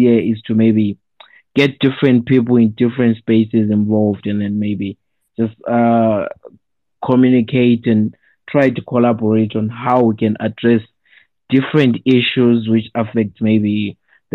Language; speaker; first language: English; non-native, local second language; Shona